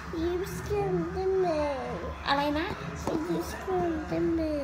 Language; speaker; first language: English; non-native, learner; Thai